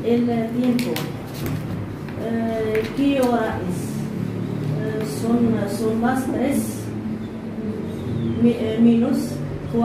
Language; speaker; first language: Spanish; non-native, learner; Arabic